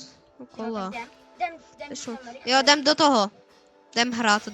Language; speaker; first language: Czech; early bilingual, other home language; Russian